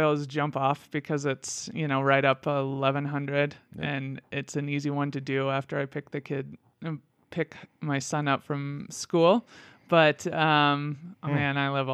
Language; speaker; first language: English; native; English